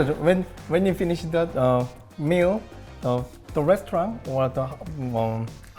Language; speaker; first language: English; non-native, learner; Korean